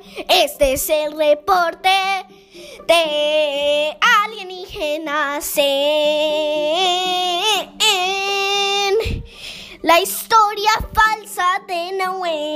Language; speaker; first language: Spanish; early bilingual, heritage; Spanish